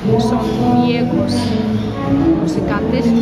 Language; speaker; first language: Spanish; non-native, fluent; Russian